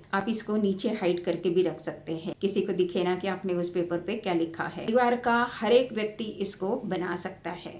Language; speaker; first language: Hindi; native; Hindi